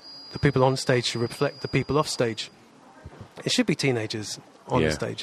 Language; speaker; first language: English; native; English